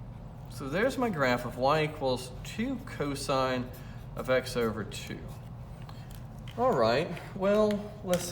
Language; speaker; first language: English; native; English